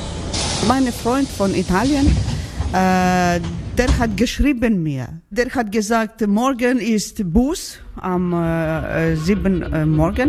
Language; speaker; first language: German; non-native, learner; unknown